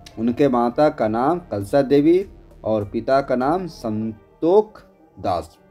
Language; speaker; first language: Hindi; native; Hindi